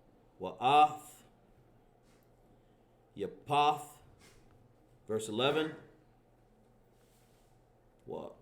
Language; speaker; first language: English; native; English